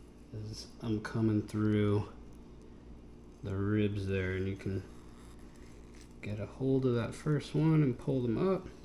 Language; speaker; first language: English; native; English